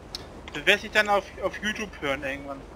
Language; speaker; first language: German; native; German